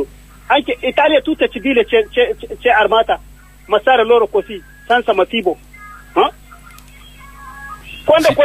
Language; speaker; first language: Italian; non-native, learner; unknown